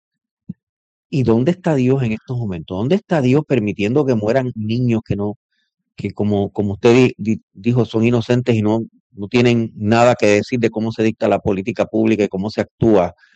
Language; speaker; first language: Spanish; native; Spanish